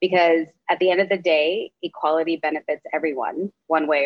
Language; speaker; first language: English; native; English